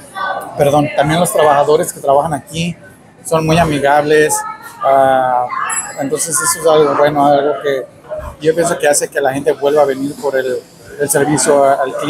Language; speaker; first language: Spanish; early bilingual, heritage; Spanish